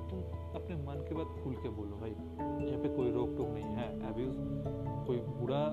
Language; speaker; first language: Hindi; non-native, local second language; Bangla